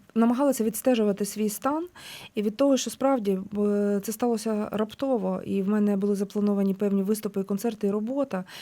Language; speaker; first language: Ukrainian; native; Ukrainian